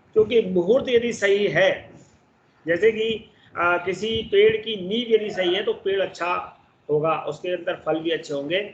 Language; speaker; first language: Hindi; native; Hindi